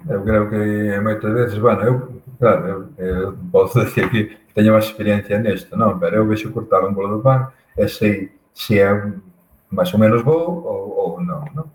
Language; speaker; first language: Galician; native; Galician